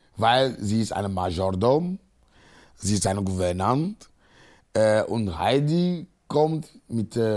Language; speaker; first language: German; non-native, fluent; Ewe